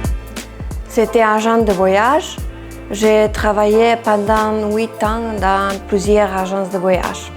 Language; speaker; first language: French; non-native, fluent; Serbian